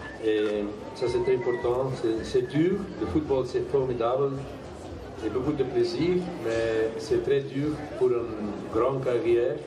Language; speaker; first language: French; non-native, local second language; Dutch